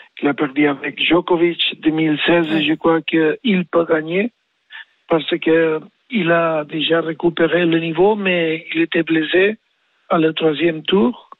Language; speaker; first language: French; non-native, learner; Spanish